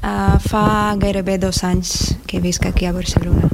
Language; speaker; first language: Catalan; non-native, learner; Russian